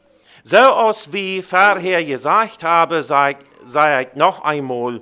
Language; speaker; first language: German; early bilingual, heritage; Plautdietsch